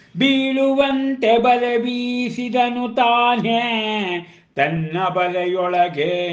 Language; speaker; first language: Kannada; native; Kannada